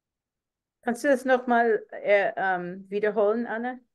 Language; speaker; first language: German; non-native, fluent; English